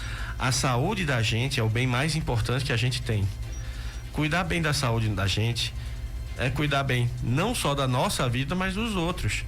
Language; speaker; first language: Portuguese; native; Portuguese